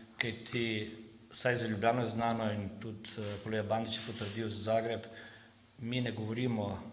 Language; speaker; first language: Slovenian; non-native, local second language; Serbian